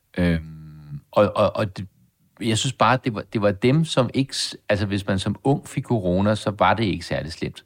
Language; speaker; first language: Danish; native; Danish